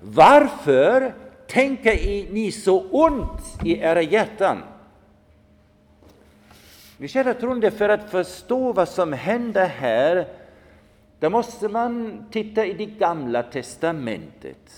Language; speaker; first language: Swedish; non-native, fluent; German